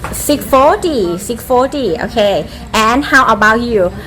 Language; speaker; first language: English; non-native, fluent; Thai